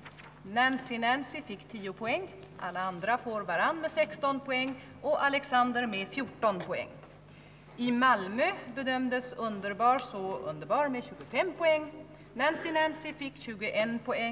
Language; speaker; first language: Swedish; native; Swedish